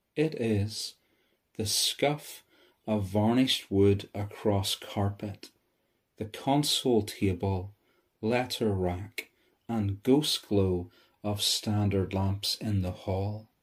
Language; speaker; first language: English; native; English